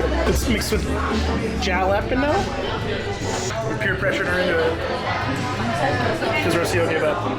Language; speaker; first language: English; native; English